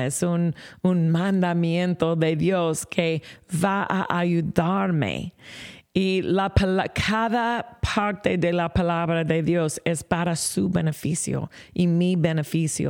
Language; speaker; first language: Spanish; non-native, fluent; English